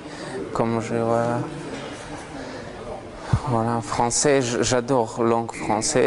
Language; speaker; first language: French; non-native, learner; Russian